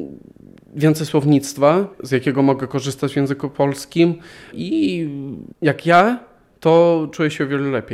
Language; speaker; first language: Polish; non-native, local second language; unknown